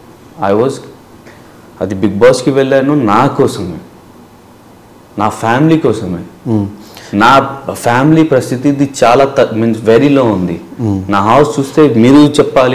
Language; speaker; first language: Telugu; non-native, learner; Hindi